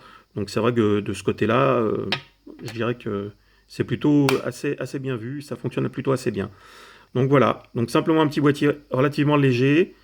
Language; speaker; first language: French; native; French